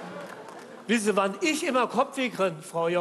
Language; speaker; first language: German; native; German